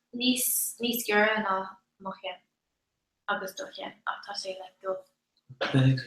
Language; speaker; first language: Irish; non-native, local second language; English